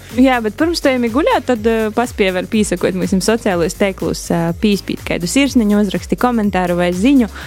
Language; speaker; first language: Latvian; native; Latvian